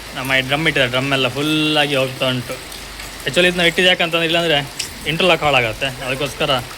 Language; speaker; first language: Kannada; native; Kannada